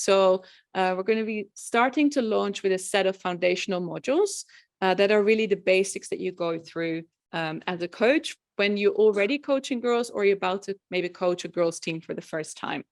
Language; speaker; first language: English; non-native, fluent; Dutch